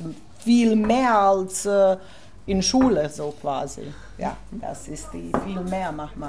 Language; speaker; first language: German; non-native, learner; Bosnian